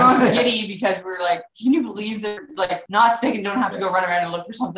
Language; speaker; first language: English; native; English